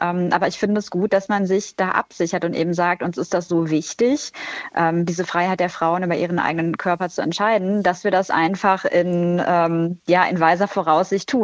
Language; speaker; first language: German; native; German